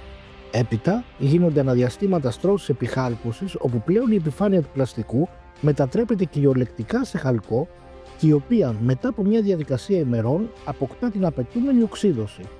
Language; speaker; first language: Greek; native; Greek